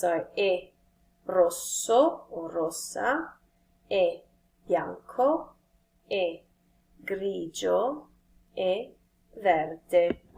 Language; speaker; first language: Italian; non-native, fluent; English